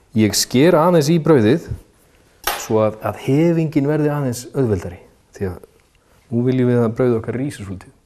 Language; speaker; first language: Icelandic; native; Icelandic